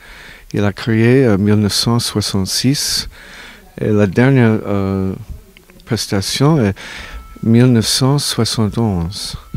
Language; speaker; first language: French; non-native, learner; English